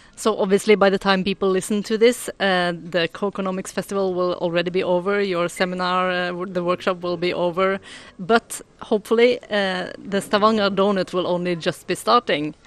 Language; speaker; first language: English; non-native, fluent; Norwegian